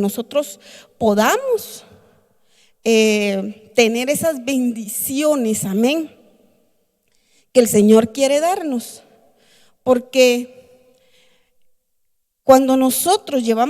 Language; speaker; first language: Spanish; native; Spanish